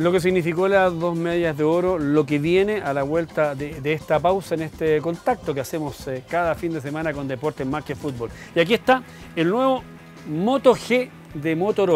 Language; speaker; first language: Spanish; native; Spanish